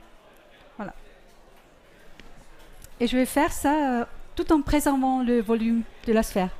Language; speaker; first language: French; non-native, fluent; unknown